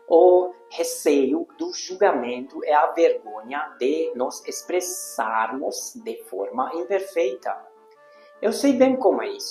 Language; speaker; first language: Portuguese; non-native, fluent; Hungarian